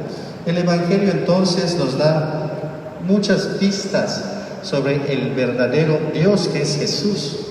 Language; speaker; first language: Spanish; native; Spanish